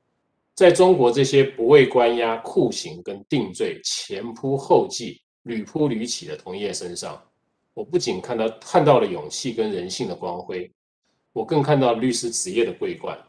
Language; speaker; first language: Chinese; native; Chinese